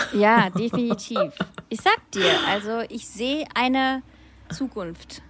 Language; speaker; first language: German; early bilingual, other home language; Russian